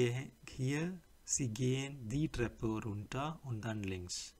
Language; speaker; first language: German; non-native, fluent; English